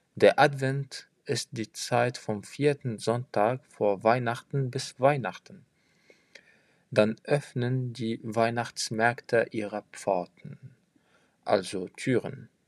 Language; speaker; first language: German; non-native, fluent; French